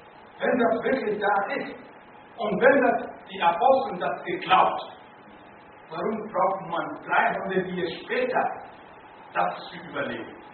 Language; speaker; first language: German; non-native, fluent; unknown